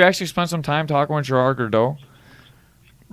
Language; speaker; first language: English; native; English